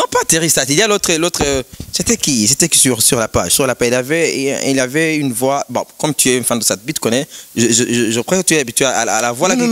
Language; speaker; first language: French; non-native, local second language; Rundi